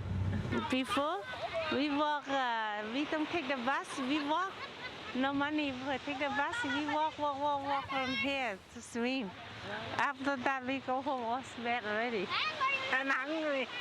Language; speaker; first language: English; non-native, learner; Cantonese